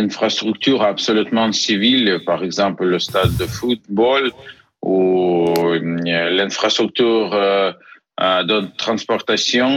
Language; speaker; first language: French; non-native, learner; Ukrainian